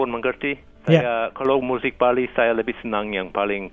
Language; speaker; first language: Indonesian; non-native, fluent; English